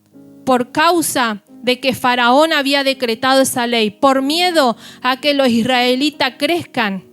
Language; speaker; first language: Spanish; native; Spanish